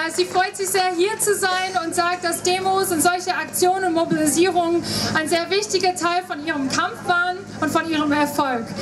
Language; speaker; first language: German; native; German